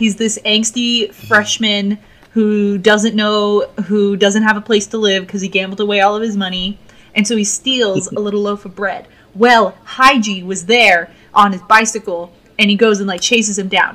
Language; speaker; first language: English; native; English